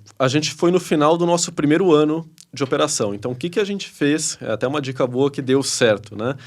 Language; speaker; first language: Portuguese; early bilingual, other home language; Spanish